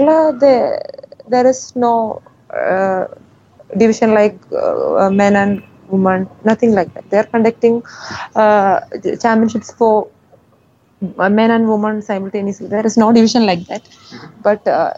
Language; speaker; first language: English; non-native, local second language; Malayalam